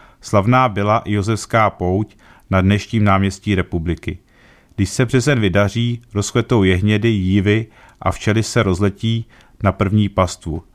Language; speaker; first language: Czech; native; Czech